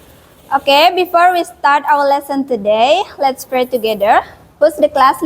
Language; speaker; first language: English; non-native, fluent; Indonesian